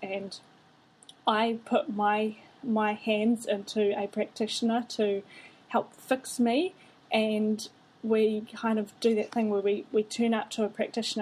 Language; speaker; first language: English; native; English